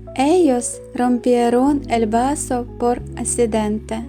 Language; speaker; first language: Spanish; non-native, fluent; Ukrainian